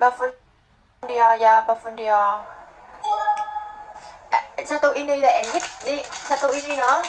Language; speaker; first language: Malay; non-native, learner; Vietnamese